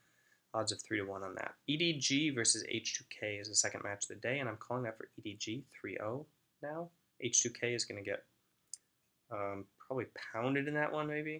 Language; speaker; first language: English; native; English